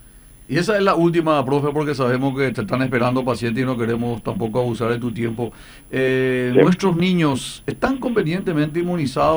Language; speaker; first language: Spanish; native; Spanish